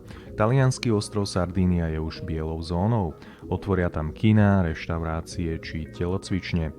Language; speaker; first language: Slovak; native; Slovak